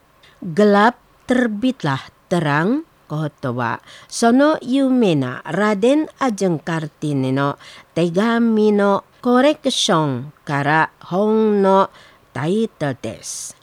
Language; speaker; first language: Japanese; non-native, learner; Indonesian